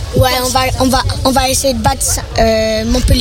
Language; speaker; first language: French; early bilingual, other home language; Chinese